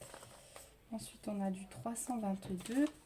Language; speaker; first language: French; native; French